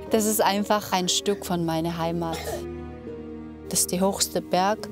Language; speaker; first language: German; non-native, fluent; Mongolian